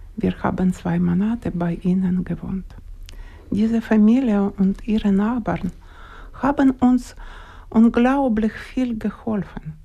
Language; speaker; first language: German; non-native, learner; Russian